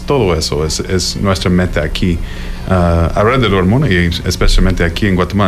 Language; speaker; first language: Spanish; non-native, fluent; English